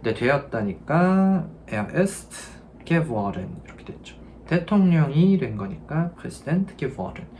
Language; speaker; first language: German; non-native, fluent; Korean